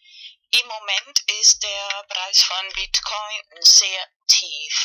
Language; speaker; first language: German; non-native, learner; Spanish